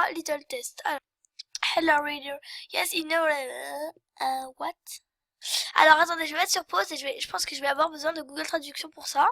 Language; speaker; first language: French; native; French